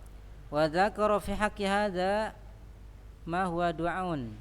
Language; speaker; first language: Arabic; non-native, fluent; Indonesian